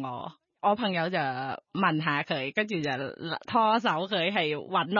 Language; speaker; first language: Cantonese; non-native, learner; Thai